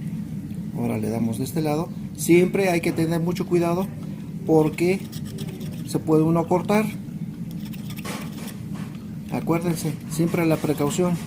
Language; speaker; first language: Spanish; native; Spanish